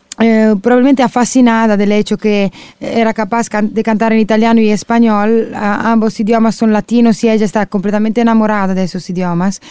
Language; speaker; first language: Spanish; non-native, fluent; Italian